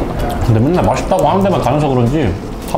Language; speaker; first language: Korean; native; Korean